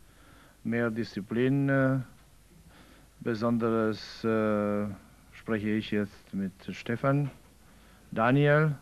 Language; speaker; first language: German; non-native, fluent; Romanian